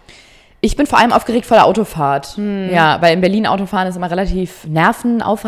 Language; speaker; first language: German; native; German